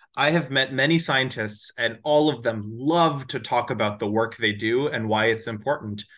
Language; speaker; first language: English; native; English